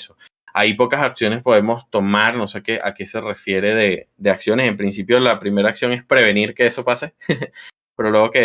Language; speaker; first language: Spanish; native; Spanish